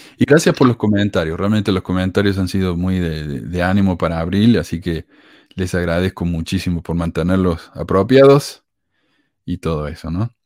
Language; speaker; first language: Spanish; native; Spanish